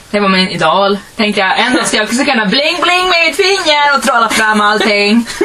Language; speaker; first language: Swedish; early bilingual, other home language; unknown